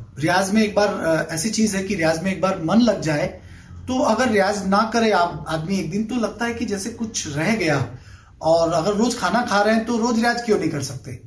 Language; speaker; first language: Hindi; non-native, local second language; Bangla